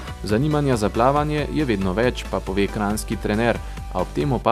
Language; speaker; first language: Slovenian; native; Slovenian